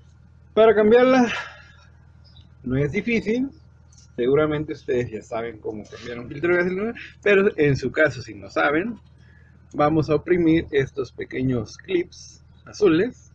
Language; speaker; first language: Spanish; native; Spanish